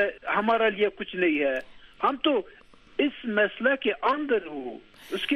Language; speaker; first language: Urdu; non-native, learner; Turkish